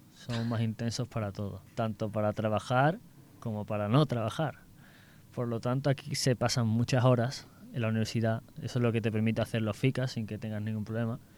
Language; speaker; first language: Spanish; native; Spanish